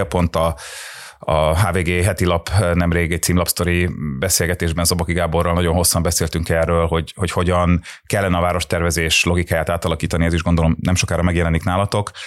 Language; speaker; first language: Hungarian; native; Hungarian